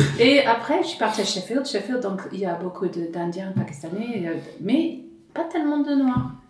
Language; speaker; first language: French; non-native, fluent; English